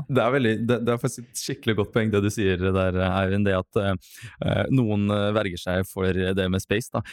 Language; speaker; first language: Norwegian; non-native, fluent; Russian